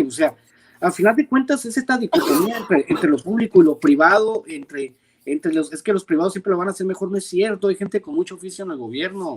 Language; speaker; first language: Spanish; native; Spanish